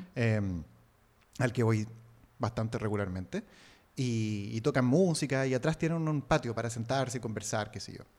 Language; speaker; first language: Spanish; native; Spanish